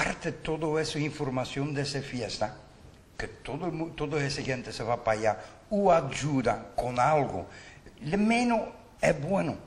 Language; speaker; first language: Spanish; non-native, learner; Dutch